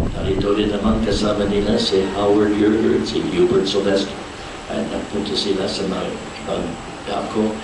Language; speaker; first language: Filipino; non-native, fluent; English